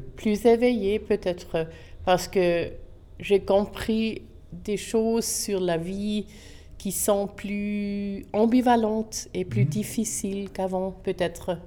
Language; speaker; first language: French; non-native, local second language; German